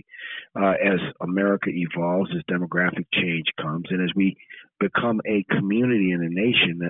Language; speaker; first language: English; native; English